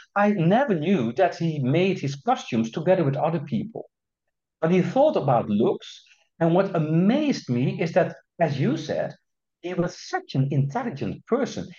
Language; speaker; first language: English; non-native, fluent; Dutch